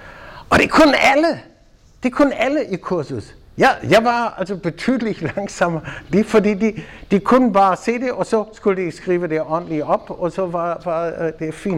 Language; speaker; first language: Danish; non-native, fluent; German